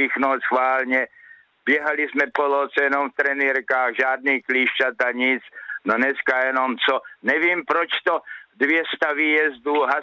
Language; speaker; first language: Czech; native; Czech